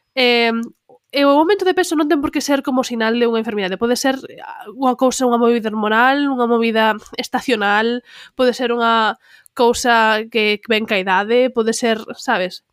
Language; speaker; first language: Galician; non-native, local second language; Spanish